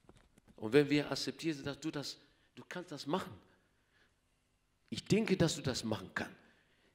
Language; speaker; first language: German; non-native, learner; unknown